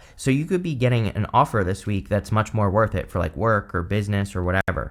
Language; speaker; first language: English; native; English